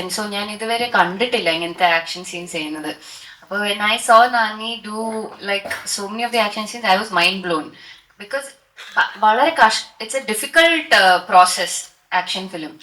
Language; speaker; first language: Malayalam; early bilingual, heritage; Malayalam